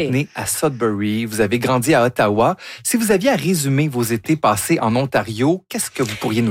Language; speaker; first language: French; native; French